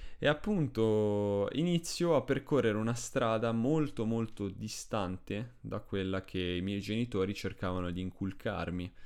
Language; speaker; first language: Italian; early bilingual, other home language; Spanish